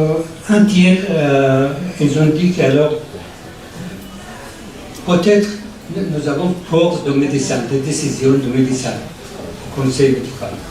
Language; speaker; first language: French; non-native, learner; Persian